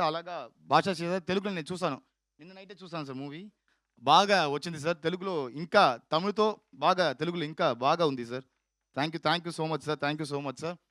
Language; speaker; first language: Telugu; non-native, learner; Tamil